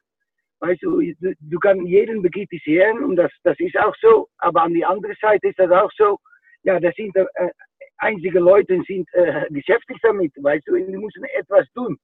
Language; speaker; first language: German; non-native, fluent; Dutch